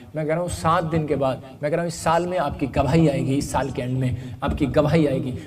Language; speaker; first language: Hindi; non-native, local second language; Punjabi